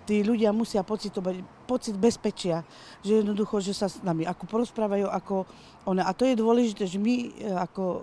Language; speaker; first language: Slovak; non-native, local second language; Romany